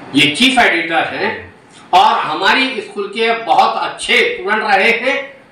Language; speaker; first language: Hindi; non-native, local second language; Urdu